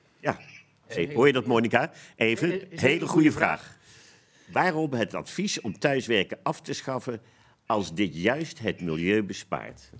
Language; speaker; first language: Dutch; native; Dutch